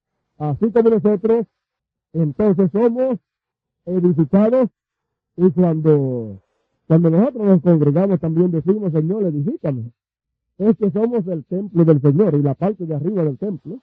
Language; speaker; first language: Spanish; native; Spanish